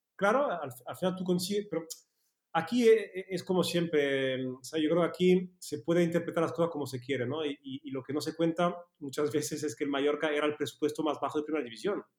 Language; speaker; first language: Spanish; non-native, fluent; French